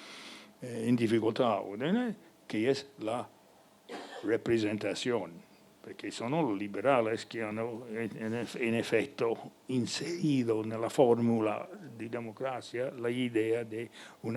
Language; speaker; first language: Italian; non-native, fluent; English